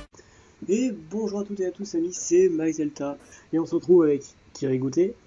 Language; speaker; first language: French; native; French